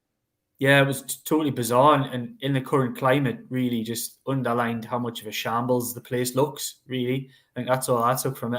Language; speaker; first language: English; native; English